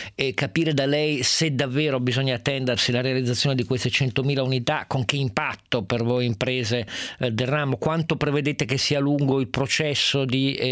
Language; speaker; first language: Italian; native; Italian